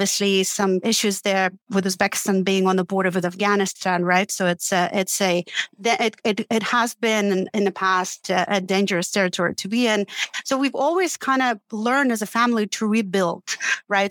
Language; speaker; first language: English; non-native, fluent; Uzbek